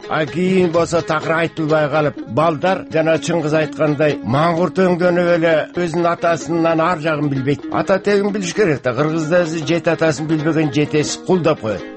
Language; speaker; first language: Kyrgyz; native; Kyrgyz